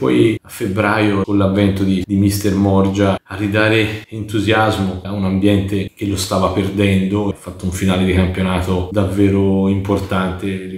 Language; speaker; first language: Italian; native; Italian